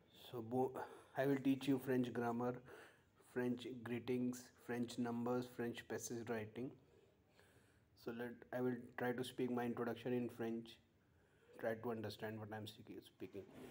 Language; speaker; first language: English; non-native, local second language; Hindi